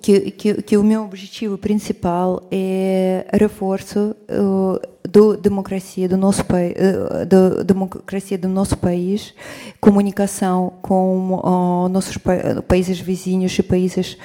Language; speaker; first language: Portuguese; non-native, fluent; Russian